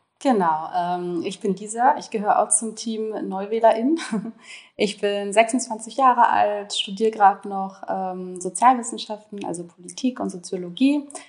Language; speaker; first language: German; native; German